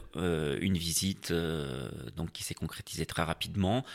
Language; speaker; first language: French; native; French